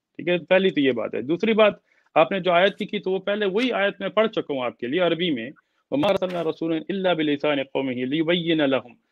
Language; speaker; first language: Urdu; early bilingual, heritage; Urdu